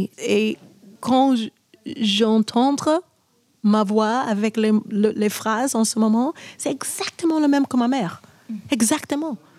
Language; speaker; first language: French; non-native, learner; English